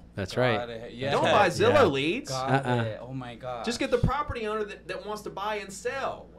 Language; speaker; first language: English; native; English